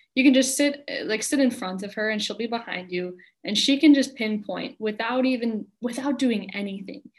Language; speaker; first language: English; native; English